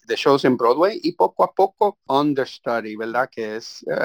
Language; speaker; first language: Spanish; native; Spanish